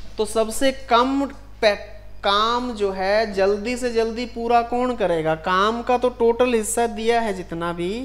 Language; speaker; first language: Hindi; non-native, local second language; Punjabi